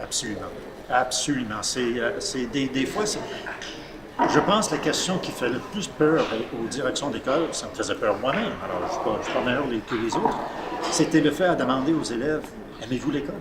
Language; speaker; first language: French; native; French